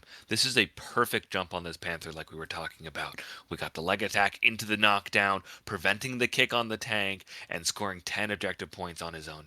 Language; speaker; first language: English; native; English